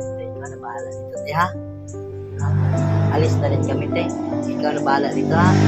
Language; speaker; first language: Filipino; non-native, local second language; Cebuano